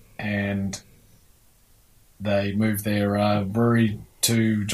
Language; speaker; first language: English; native; English